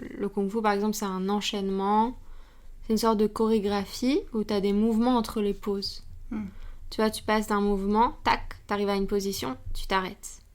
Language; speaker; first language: French; native; French